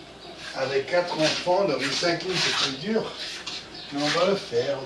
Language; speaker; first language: French; non-native, fluent; Spanish